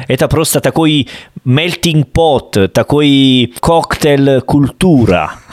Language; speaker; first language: Russian; non-native, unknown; Italian